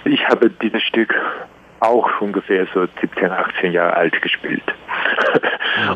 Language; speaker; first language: German; non-native, learner; Chinese